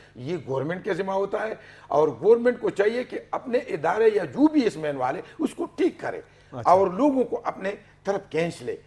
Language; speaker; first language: Urdu; non-native, local second language; Pashto